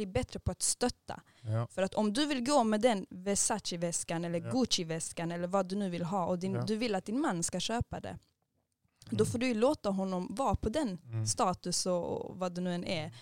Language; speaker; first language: Swedish; early bilingual, other home language; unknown